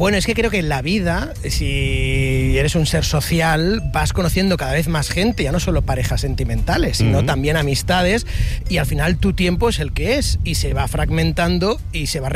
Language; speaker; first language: Spanish; native; Spanish